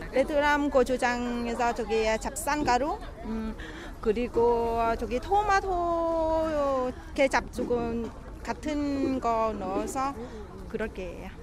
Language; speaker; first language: Korean; non-native, learner; Vietnamese